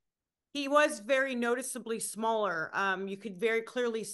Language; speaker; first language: English; native; English